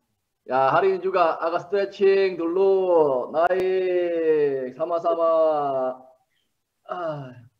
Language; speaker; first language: Indonesian; non-native, learner; Korean